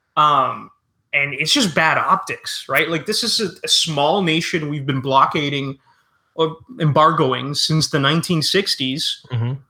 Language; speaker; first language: English; early bilingual, other home language; Spanish